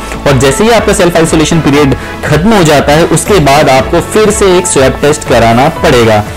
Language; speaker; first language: Hindi; native; Hindi